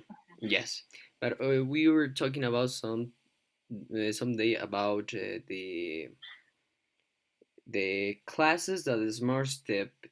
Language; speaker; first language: English; non-native, fluent; Spanish